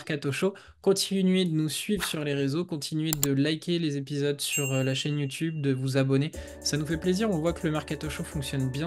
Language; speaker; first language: French; native; French